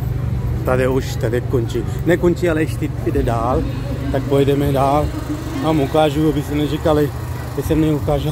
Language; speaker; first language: Czech; non-native, learner; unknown